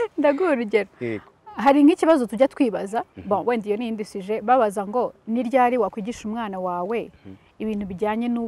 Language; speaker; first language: Kinyarwanda; early bilingual, heritage; Kinyarwanda